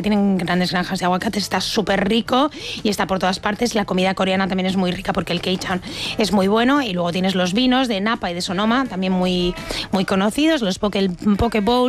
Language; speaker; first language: Spanish; native; Spanish